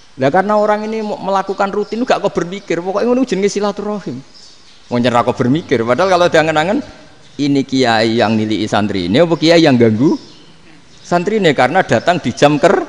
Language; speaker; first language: Indonesian; non-native, local second language; Javanese